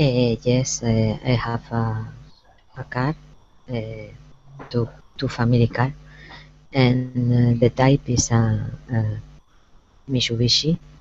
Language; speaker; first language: English; non-native, learner; Spanish